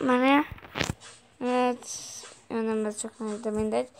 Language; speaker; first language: Hungarian; early bilingual, heritage; Hungarian